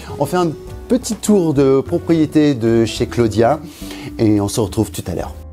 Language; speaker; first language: French; native; French